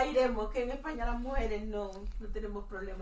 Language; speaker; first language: Spanish; native; Spanish